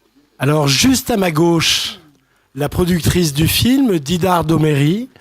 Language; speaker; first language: French; native; French